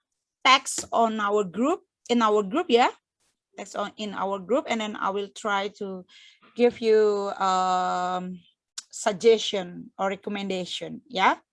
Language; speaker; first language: English; non-native, fluent; Indonesian